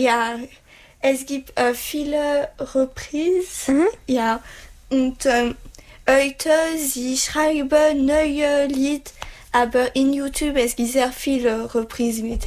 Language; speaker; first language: German; non-native, learner; French